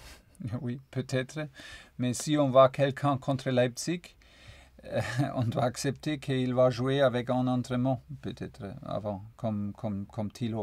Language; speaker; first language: French; non-native, fluent; German